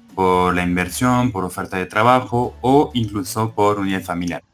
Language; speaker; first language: Spanish; non-native, fluent; French